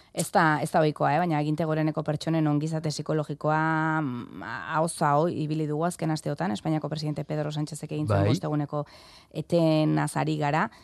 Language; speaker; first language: Basque; native; Basque